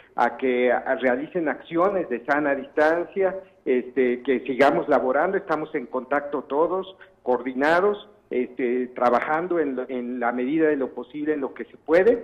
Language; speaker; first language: Spanish; native; Spanish